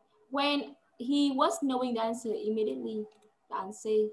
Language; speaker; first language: English; non-native, fluent; Vietnamese